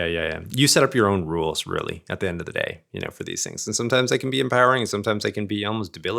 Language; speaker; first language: English; native; English